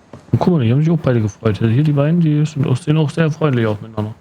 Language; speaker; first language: German; native; German